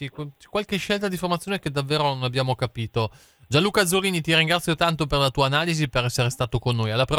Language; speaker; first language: Italian; native; Italian